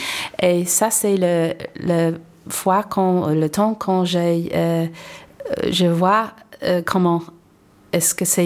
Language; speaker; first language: French; non-native, learner; English